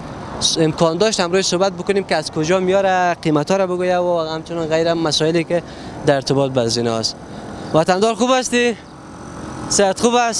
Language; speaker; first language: Persian; native; Persian